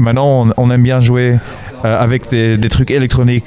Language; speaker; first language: French; non-native, fluent; Dutch